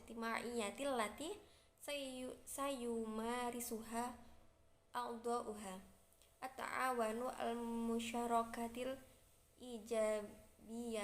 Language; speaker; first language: Arabic; non-native, learner; Indonesian